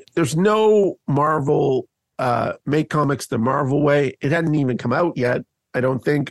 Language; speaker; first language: English; native; English